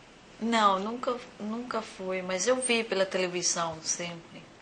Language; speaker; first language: Portuguese; non-native, learner; Thai